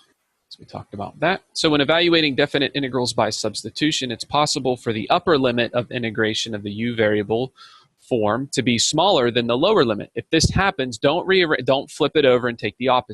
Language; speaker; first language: English; native; English